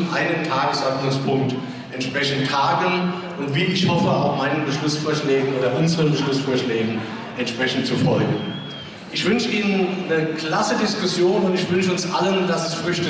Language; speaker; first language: German; native; German